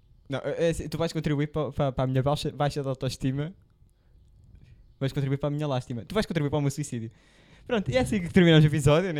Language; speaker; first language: Portuguese; native; Portuguese